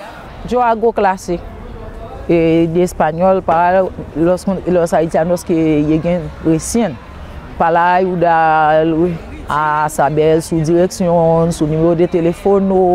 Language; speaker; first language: Spanish; non-native, fluent; Haitian Creole